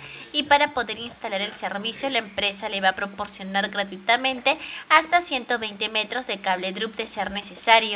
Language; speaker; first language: Spanish; native; Spanish